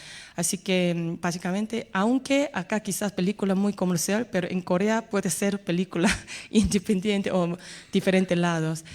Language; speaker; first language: Spanish; non-native, fluent; Korean